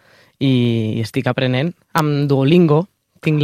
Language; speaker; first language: Catalan; non-native, learner; Spanish